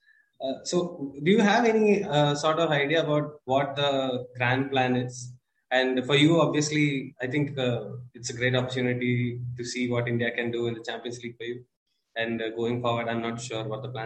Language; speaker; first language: English; non-native, local second language; Malayalam